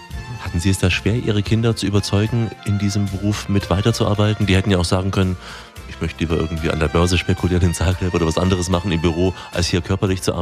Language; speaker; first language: German; native; German